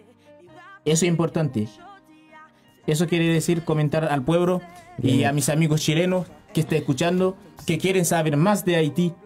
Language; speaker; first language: Spanish; non-native, learner; Haitian Creole